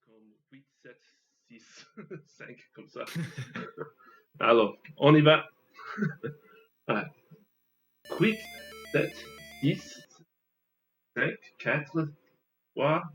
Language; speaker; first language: French; non-native, learner; English